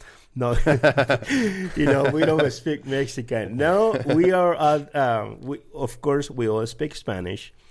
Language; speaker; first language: English; early bilingual, other home language; Spanish